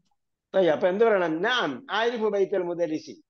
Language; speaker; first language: Arabic; non-native, fluent; Malayalam